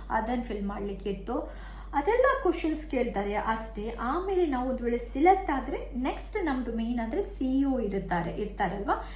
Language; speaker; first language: Kannada; non-native, local second language; Tulu